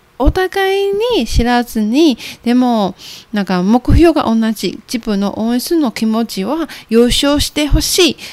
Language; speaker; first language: Japanese; non-native, fluent; Chinese